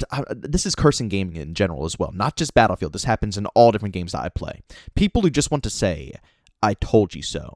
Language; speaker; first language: English; native; English